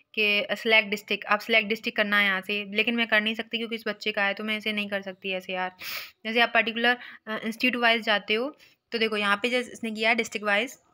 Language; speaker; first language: Hindi; native; Hindi